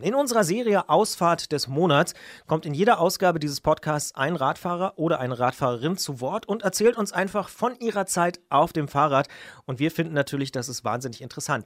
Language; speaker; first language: German; native; German